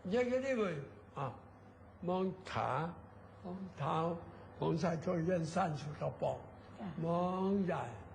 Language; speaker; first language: Thai; non-native, learner; Chinese